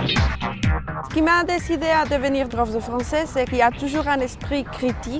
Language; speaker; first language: French; non-native, fluent; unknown